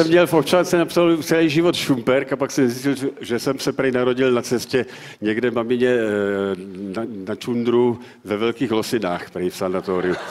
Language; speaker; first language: Czech; native; Czech